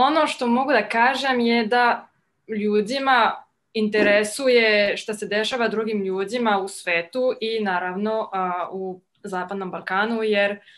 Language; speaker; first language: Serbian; non-native, fluent; French